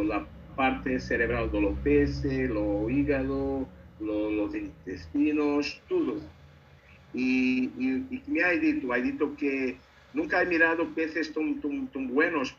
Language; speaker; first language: Spanish; non-native, learner; Portuguese